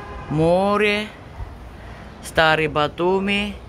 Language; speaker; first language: Russian; non-native, fluent; Georgian